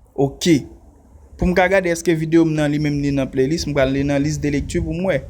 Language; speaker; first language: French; non-native, learner; Haitian Creole